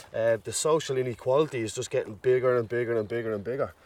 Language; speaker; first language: English; native; English